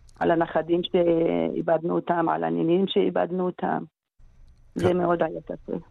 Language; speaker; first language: Hebrew; non-native, local second language; Arabic